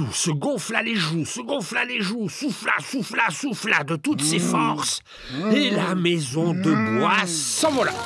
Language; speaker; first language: French; native; French